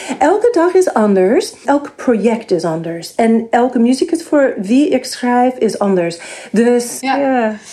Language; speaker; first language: Dutch; non-native, fluent; English